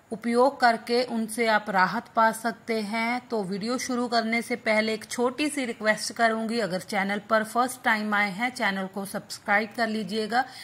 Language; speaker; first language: Hindi; non-native, local second language; Punjabi